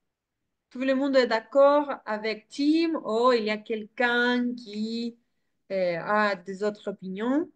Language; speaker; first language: French; non-native, fluent; Spanish